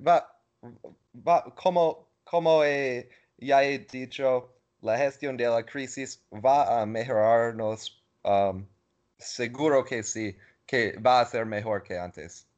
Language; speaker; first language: Spanish; non-native, learner; English